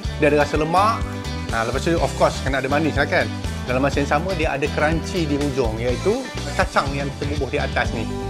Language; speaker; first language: Malay; native; Malay